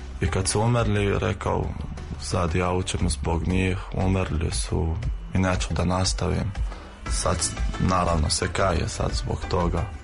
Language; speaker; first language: Serbian; non-native, fluent; Arabic